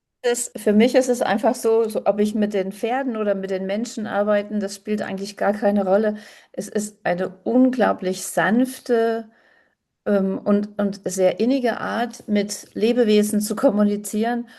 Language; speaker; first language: German; native; German